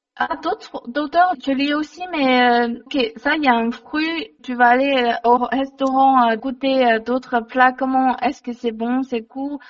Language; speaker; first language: French; non-native, learner; Chinese